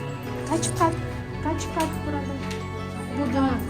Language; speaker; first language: Turkish; non-native, learner; Russian